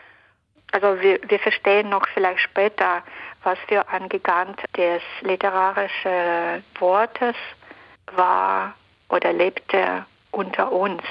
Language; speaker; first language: German; non-native, fluent; Belarusian